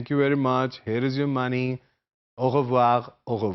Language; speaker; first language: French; non-native, fluent; Urdu